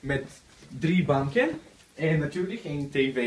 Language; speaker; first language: Dutch; non-native, learner; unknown